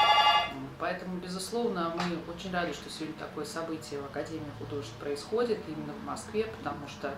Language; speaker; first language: Russian; native; Russian